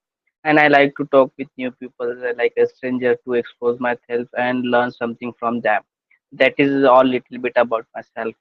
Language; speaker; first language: English; non-native, learner; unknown